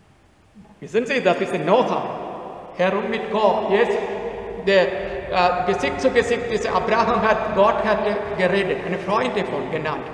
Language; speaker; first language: German; non-native, learner; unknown